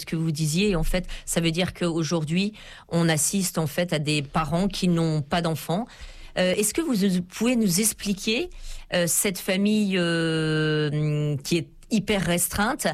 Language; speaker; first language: French; native; French